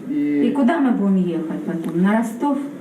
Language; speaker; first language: Russian; native; Russian